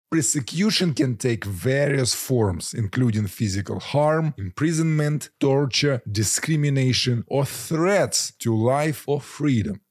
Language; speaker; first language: English; non-native, fluent; Ukrainian